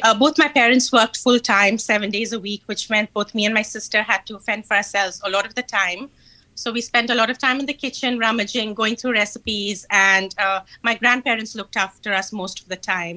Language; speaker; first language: English; non-native, local second language; Hindi